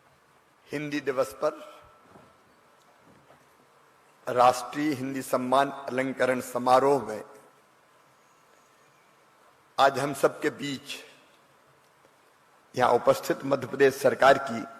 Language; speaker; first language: Hindi; native; Hindi